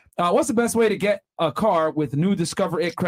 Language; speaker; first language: English; native; English